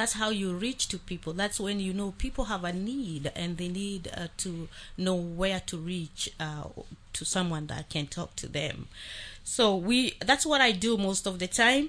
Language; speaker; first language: English; non-native, local second language; Kikuyu